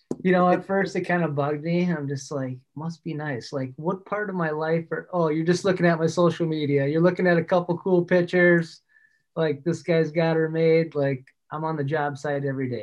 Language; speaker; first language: English; native; English